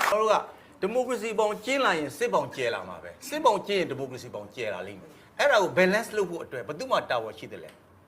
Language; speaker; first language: Burmese; non-native, local second language; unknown